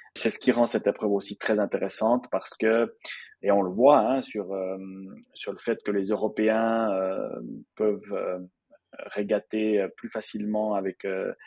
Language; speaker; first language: French; native; French